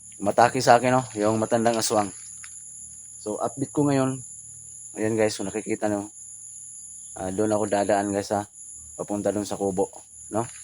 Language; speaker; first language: Filipino; non-native, local second language; Cebuano